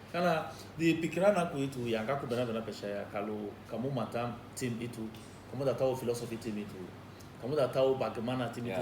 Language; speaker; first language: Indonesian; non-native, fluent; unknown